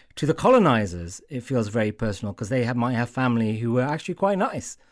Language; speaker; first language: English; native; English